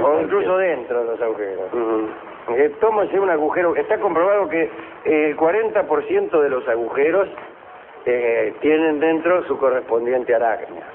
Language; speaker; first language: Spanish; native; Spanish